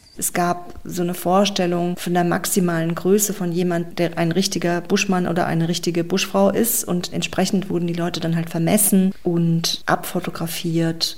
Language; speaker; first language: German; native; German